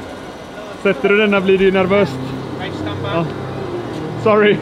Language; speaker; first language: Swedish; native; Swedish